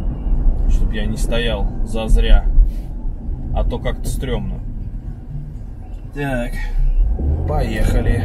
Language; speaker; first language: Russian; native; Russian